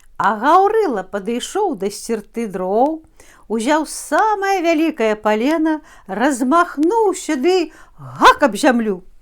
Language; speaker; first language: Belarusian; native; Belarusian